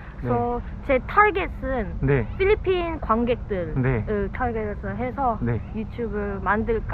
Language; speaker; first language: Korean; non-native, fluent; Filipino